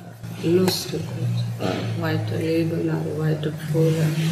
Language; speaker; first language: German; non-native, learner; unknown